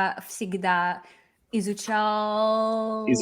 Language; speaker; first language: Russian; non-native, fluent; English